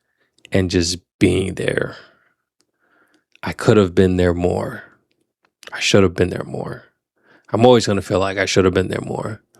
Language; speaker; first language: English; native; English